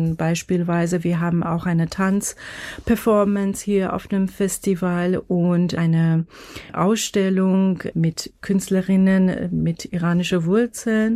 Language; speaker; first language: German; non-native, fluent; Persian